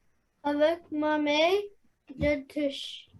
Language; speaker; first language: French; non-native, learner; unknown